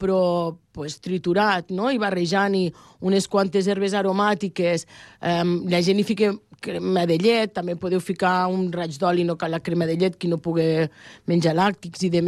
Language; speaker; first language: Catalan; native; Catalan